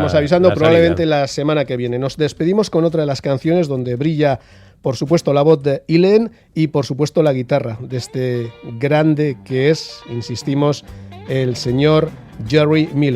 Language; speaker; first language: Spanish; native; Spanish